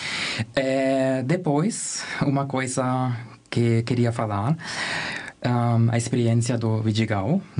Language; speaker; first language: Portuguese; non-native, learner; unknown